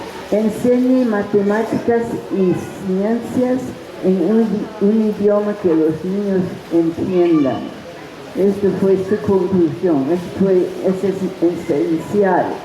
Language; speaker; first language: Spanish; non-native, fluent; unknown